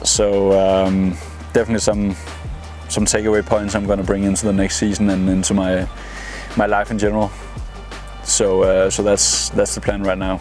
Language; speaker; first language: English; non-native, fluent; Danish